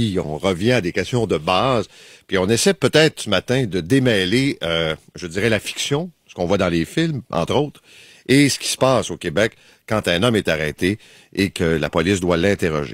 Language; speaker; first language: French; native; French